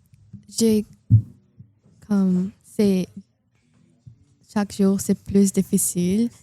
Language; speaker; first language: French; non-native, learner; Portuguese